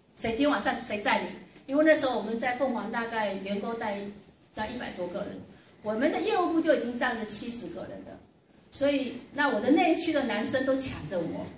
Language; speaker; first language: Chinese; native; Chinese